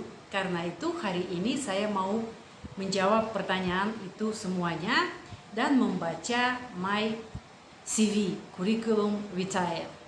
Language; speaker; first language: Indonesian; non-native, fluent; Russian